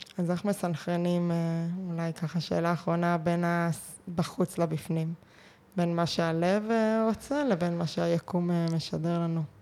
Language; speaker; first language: Hebrew; native; Hebrew